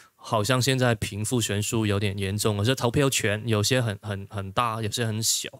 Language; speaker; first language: Chinese; non-native, local second language; Cantonese